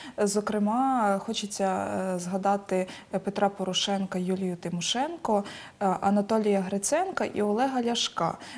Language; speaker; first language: Ukrainian; native; Ukrainian